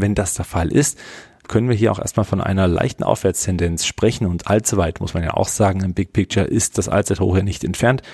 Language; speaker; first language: German; native; German